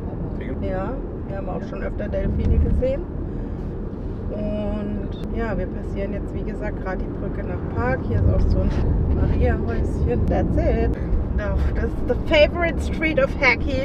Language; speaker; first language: German; native; German